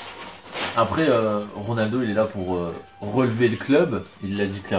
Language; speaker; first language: French; native; French